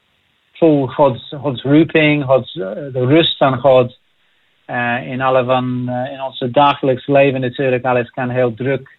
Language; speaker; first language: Dutch; non-native, fluent; English